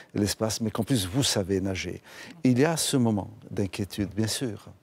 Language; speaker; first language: French; non-native, fluent; Arabic